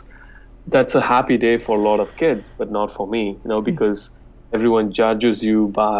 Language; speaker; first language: English; non-native, local second language; Telugu